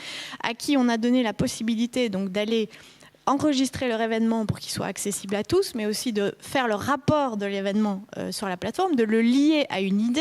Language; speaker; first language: French; native; French